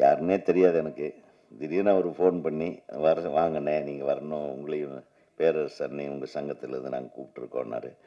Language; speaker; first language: Tamil; native; Tamil